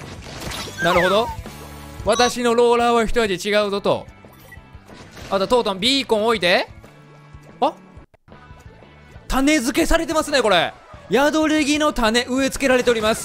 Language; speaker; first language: Japanese; native; Japanese